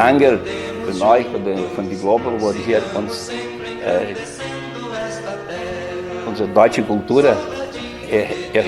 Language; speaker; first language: German; non-native, learner; Portuguese